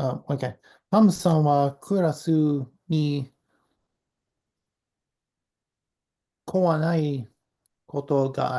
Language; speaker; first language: Japanese; non-native, learner; English